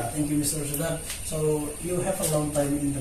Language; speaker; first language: English; non-native, learner; Indonesian